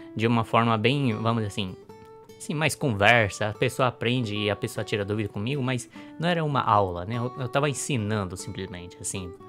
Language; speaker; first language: Portuguese; early bilingual, other home language; Japanese